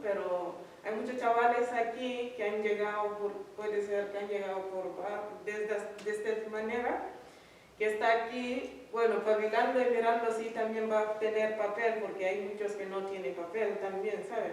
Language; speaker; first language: Spanish; non-native, learner; Fula